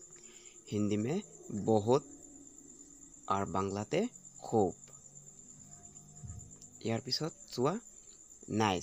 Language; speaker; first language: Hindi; non-native, local second language; Assamese